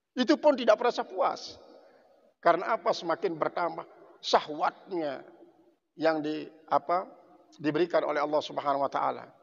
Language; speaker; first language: Indonesian; non-native, local second language; Sasak